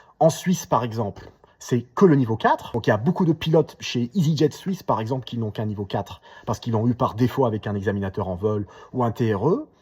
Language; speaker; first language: French; non-native, fluent; English